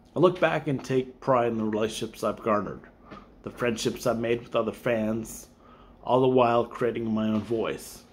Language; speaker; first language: English; native; English